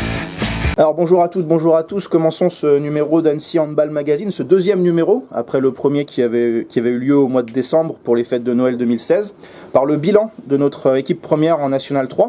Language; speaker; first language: French; native; French